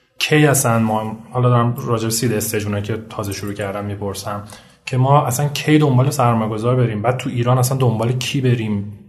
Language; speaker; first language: Persian; native; Persian